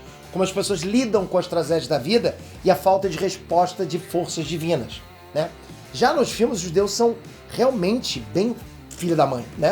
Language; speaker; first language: Portuguese; native; Portuguese